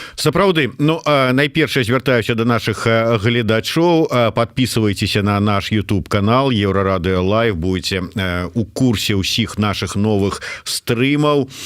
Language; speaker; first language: Belarusian; native; Belarusian